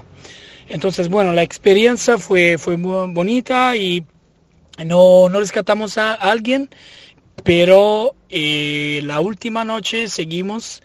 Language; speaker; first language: Spanish; non-native, fluent; Italian